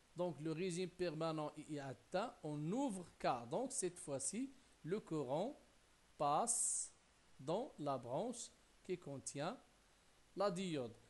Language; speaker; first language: French; non-native, local second language; Arabic